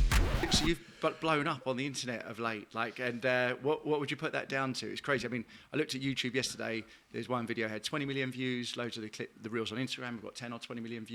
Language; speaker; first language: English; native; English